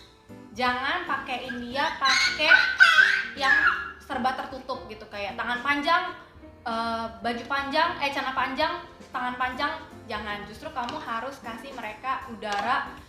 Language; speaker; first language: Indonesian; native; Indonesian